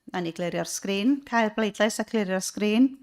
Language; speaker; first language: Welsh; native; Welsh